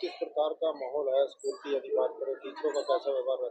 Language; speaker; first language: Hindi; native; Hindi